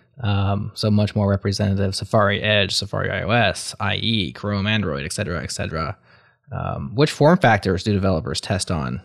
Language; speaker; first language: English; native; English